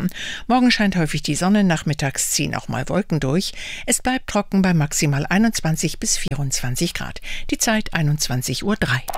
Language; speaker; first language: German; native; German